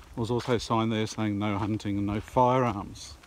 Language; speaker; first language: English; native; English